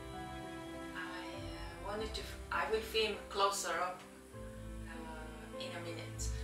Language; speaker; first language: English; non-native, learner; Norwegian